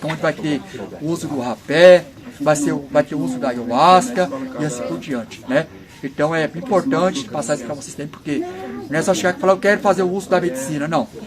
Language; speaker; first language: Portuguese; non-native, local second language; Guarani